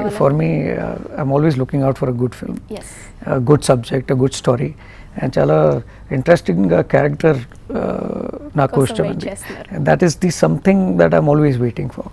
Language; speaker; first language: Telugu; non-native, learner; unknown